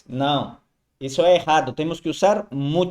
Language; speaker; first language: Portuguese; non-native, fluent; Spanish